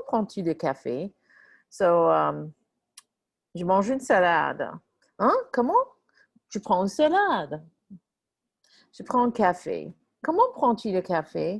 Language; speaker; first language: French; non-native, fluent; English